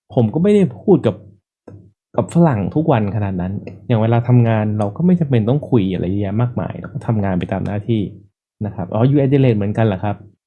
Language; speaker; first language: Thai; native; Thai